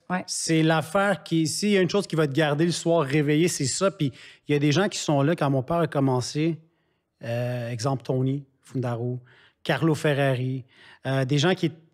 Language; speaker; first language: French; native; French